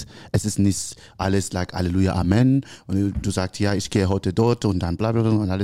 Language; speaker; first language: German; non-native, learner; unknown